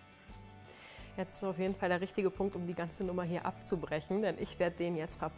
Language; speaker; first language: German; native; German